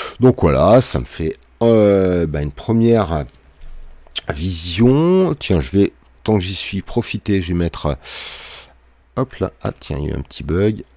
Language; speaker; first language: French; native; French